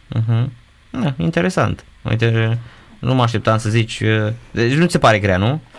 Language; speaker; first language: Romanian; native; Romanian